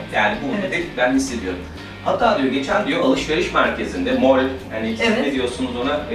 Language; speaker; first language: Turkish; native; Turkish